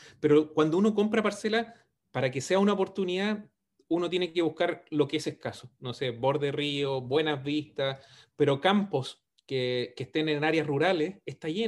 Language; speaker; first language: Spanish; native; Spanish